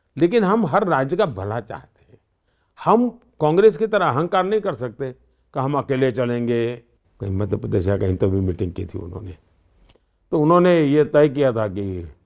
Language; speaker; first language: Hindi; non-native, local second language; Gujarati